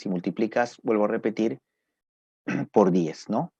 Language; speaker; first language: Spanish; native; Spanish